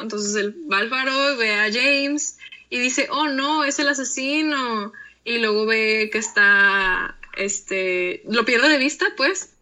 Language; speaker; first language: Spanish; native; Spanish